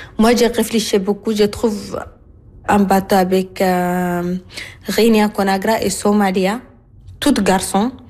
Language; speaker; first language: French; non-native, learner; Arabic